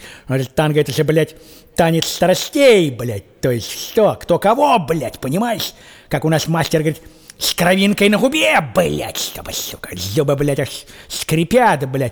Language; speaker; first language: Russian; native; Russian